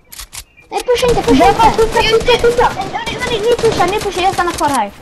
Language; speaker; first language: Swedish; early bilingual, other home language; Turkish